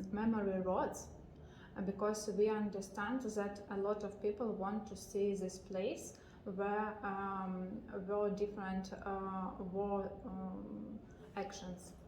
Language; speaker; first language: English; non-native, learner; Ukrainian